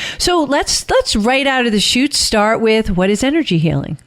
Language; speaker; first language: English; native; English